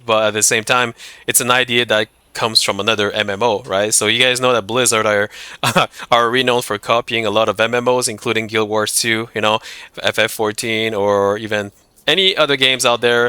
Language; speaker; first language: English; non-native, fluent; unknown